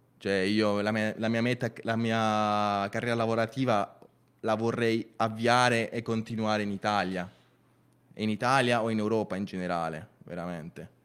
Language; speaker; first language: Italian; early bilingual, other home language; Spanish